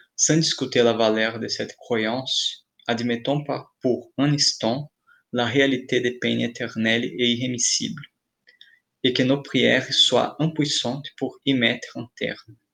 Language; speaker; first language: French; non-native, fluent; Portuguese